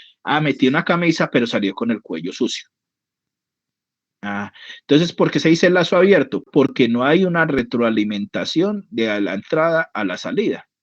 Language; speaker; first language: Spanish; native; Spanish